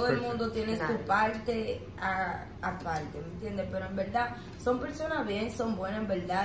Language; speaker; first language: Spanish; native; Spanish